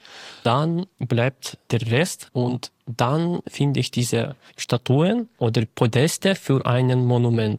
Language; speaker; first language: German; non-native, learner; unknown